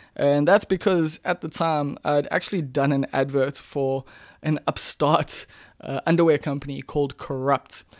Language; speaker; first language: English; native; English